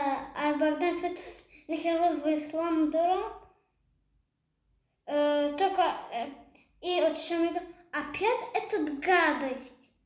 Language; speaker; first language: Russian; early bilingual, other home language; Tajik